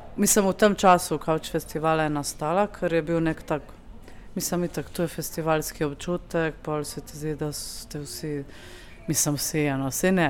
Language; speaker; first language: Slovenian; native; Slovenian